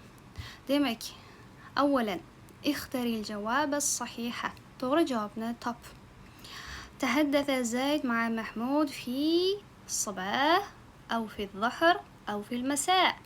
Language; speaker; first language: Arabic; non-native, fluent; Uzbek